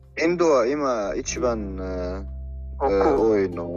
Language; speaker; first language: Japanese; non-native, learner; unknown